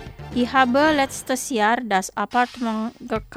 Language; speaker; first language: German; non-native, fluent; Indonesian